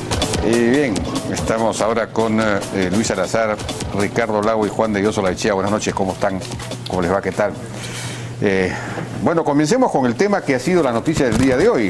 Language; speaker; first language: Spanish; native; Spanish